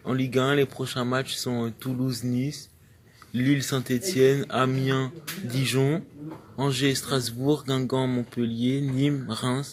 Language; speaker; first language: French; native; French